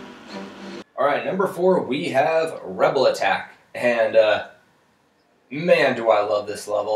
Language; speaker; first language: English; native; English